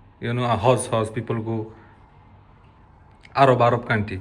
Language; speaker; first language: English; non-native, local second language; Bangla